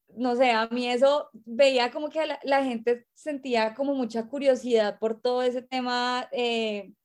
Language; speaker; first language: Spanish; native; Spanish